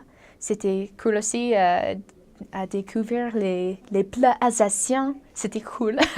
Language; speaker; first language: French; non-native, fluent; English